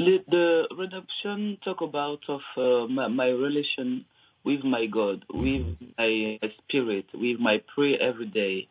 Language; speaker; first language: English; non-native, learner; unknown